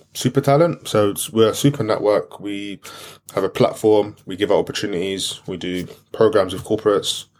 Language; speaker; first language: English; non-native, local second language; French